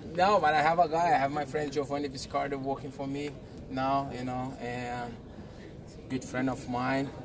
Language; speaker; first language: English; non-native, fluent; Portuguese